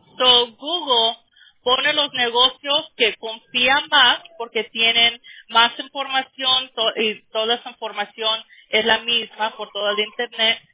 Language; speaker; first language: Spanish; early bilingual, heritage; Spanish